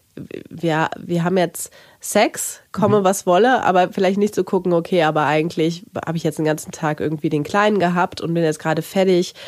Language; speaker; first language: German; native; German